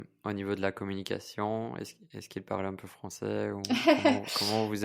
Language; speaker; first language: French; native; French